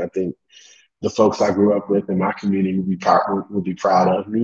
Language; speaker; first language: English; native; English